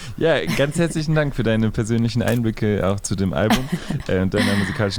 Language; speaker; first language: German; native; German